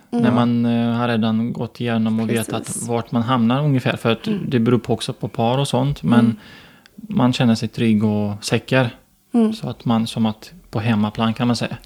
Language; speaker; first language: Swedish; non-native, fluent; Ukrainian